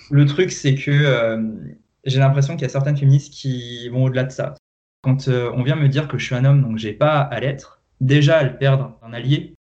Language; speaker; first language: French; native; French